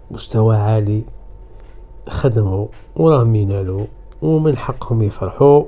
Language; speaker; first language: Arabic; native; Arabic